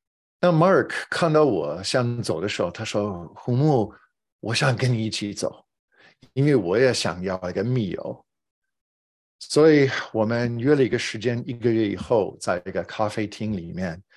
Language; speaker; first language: Chinese; non-native, fluent; English